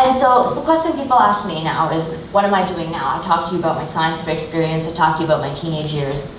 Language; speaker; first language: English; native; English